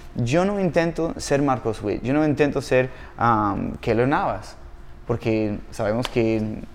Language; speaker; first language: Spanish; non-native, fluent; English